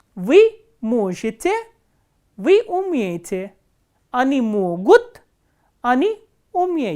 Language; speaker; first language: Russian; non-native, fluent; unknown